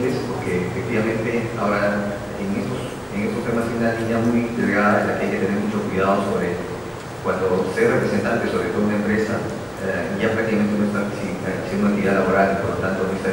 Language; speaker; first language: Spanish; native; Spanish